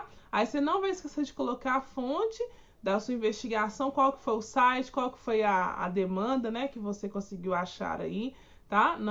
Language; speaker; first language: Portuguese; native; Portuguese